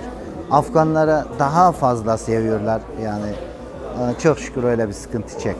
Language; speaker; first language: Turkish; non-native, learner; Persian